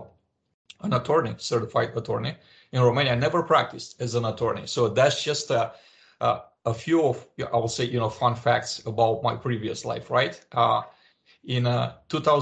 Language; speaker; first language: English; non-native, fluent; Romanian